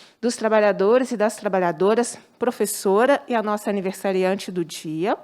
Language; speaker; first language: Portuguese; native; Portuguese